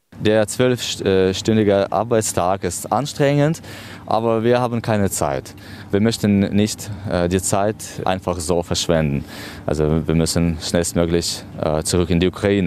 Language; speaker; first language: German; non-native, fluent; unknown